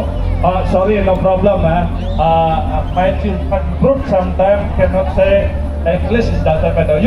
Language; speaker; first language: English; non-native, learner; Indonesian